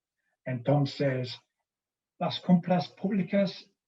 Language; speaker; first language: Spanish; non-native, fluent; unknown